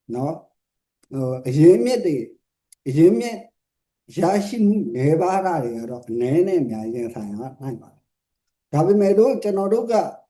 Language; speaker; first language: Burmese; non-native, local second language; S'gaw Karen